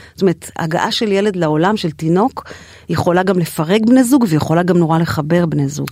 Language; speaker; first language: Hebrew; native; Hebrew